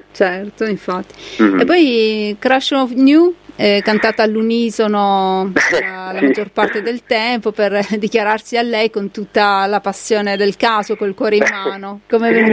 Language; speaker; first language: Italian; native; Italian